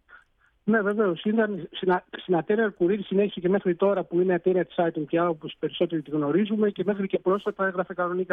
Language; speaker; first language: Greek; early bilingual, heritage; Greek